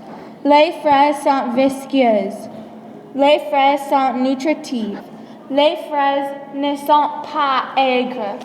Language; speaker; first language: French; non-native, learner; English